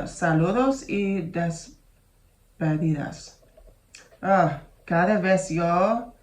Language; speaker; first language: Spanish; non-native, learner; English